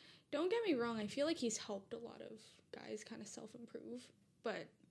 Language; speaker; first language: English; native; English